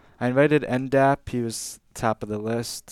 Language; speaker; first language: English; native; English